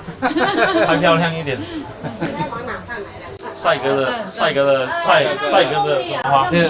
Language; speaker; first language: Chinese; native; Chinese